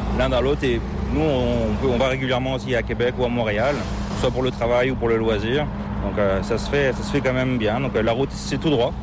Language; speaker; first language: French; native; French